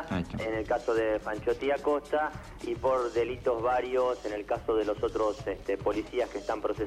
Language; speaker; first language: Spanish; native; Spanish